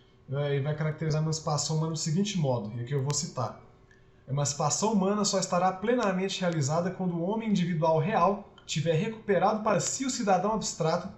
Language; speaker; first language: Portuguese; native; Portuguese